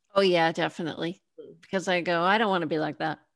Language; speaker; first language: English; native; English